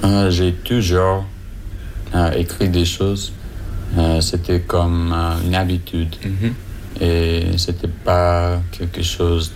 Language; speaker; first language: French; non-native, learner; English